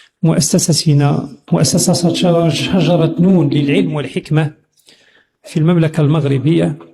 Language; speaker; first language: Arabic; native; Arabic